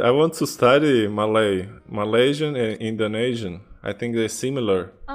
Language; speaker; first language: English; non-native, fluent; Russian